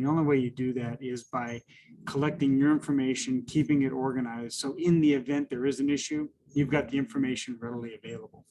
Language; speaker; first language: English; native; English